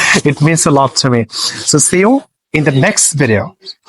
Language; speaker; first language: English; non-native, local second language; Bangla